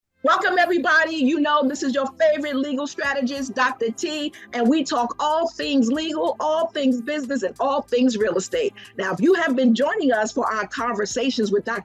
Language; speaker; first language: English; native; English